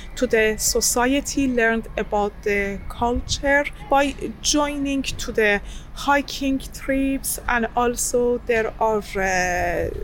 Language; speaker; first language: English; non-native, learner; Persian